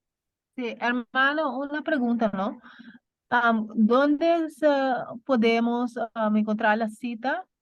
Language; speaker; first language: Spanish; non-native, learner; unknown